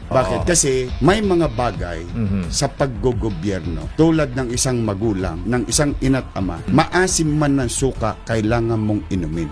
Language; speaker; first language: Filipino; native; Filipino